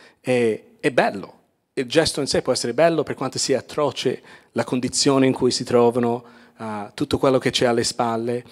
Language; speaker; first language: Italian; non-native, fluent; English